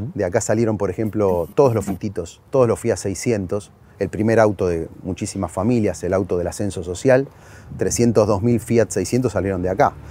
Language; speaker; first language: Spanish; native; Spanish